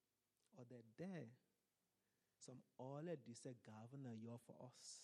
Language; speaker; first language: Norwegian; non-native, fluent; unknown